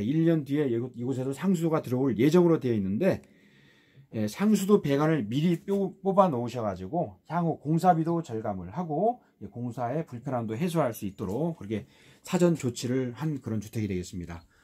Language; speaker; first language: Korean; native; Korean